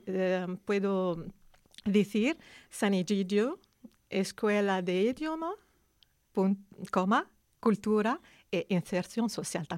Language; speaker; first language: Spanish; non-native, learner; Arabic